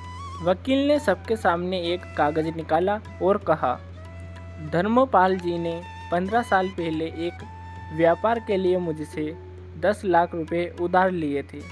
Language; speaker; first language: Hindi; native; Hindi